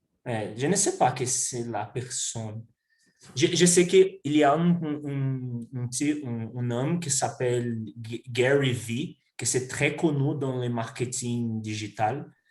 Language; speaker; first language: French; non-native, learner; Portuguese